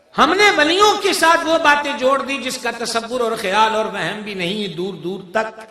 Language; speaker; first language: Urdu; non-native, local second language; Punjabi